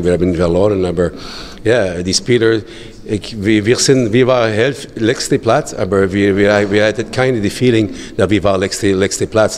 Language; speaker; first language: German; non-native, learner; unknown